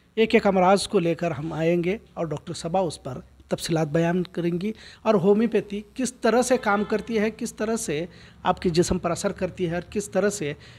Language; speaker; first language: Hindi; non-native, local second language; Urdu